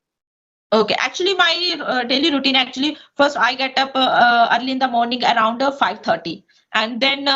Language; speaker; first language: English; non-native, local second language; Hindi